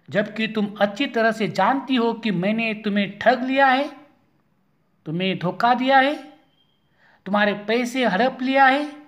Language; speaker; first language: Hindi; non-native, local second language; Marathi